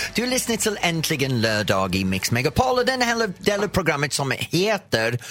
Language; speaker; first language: Swedish; non-native, fluent; English